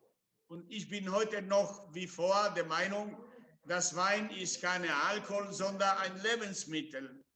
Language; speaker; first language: German; non-native, fluent; Italian